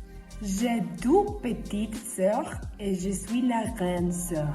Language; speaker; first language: French; non-native, learner; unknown